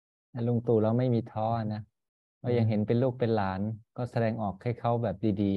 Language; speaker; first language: Thai; native; Thai